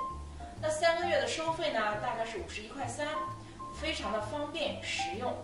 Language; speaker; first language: Chinese; native; Chinese